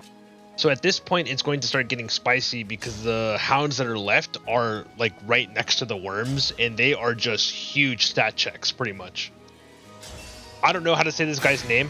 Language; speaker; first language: English; native; English